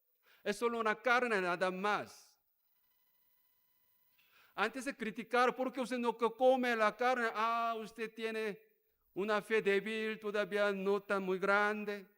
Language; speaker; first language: Spanish; non-native, learner; Korean